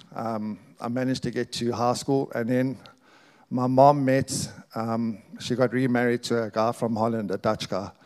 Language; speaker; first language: English; native; English